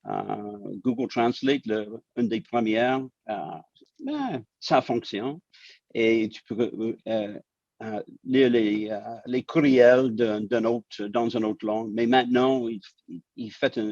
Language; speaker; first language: French; non-native, local second language; English